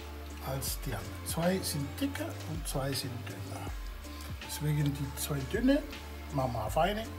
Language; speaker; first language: German; non-native, fluent; Italian